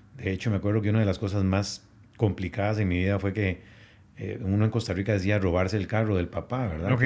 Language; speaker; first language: Spanish; native; Spanish